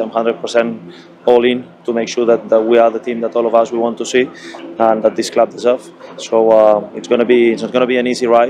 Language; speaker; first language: English; non-native, fluent; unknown